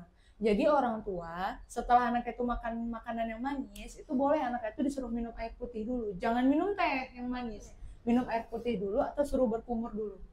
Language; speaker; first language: Indonesian; native; Indonesian